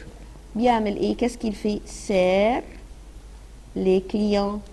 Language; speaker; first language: French; non-native, fluent; Arabic